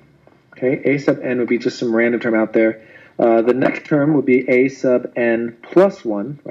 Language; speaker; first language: English; native; English